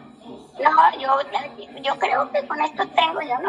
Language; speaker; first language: Spanish; native; Spanish